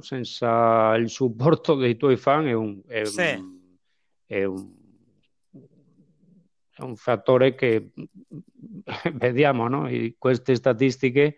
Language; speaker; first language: Italian; non-native, fluent; Spanish